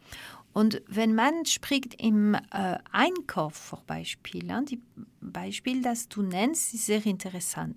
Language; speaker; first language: German; non-native, fluent; French